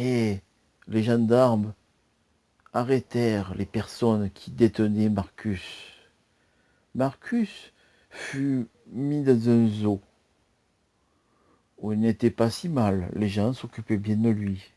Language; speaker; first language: French; native; French